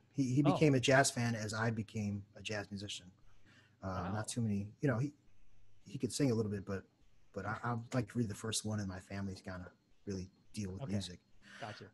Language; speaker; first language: English; native; English